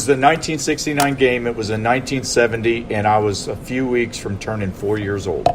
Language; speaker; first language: English; native; English